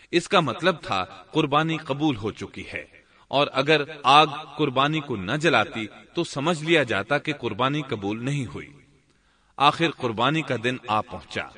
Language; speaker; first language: Urdu; native; Urdu